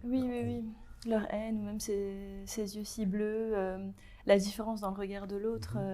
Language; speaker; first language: French; early bilingual, other home language; Arabic